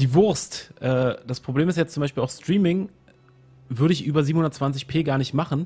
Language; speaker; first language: German; native; German